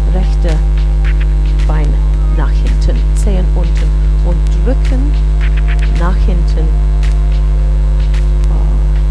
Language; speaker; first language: German; non-native, learner; English